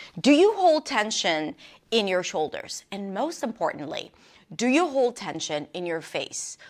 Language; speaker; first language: English; non-native, fluent; Hebrew